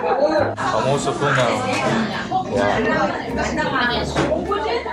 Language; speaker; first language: English; non-native, fluent; Korean